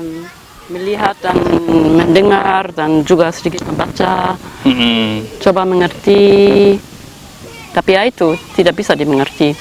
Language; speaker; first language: Indonesian; non-native, fluent; German